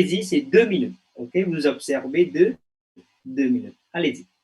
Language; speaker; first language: French; non-native, fluent; Indonesian